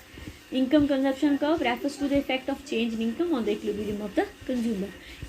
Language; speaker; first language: Hindi; native; Hindi